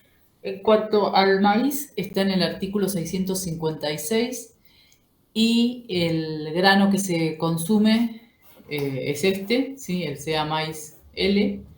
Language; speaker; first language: Spanish; native; Spanish